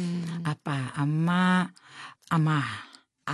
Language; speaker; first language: Cantonese; non-native, fluent; Thai